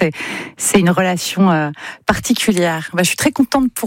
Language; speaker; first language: French; native; French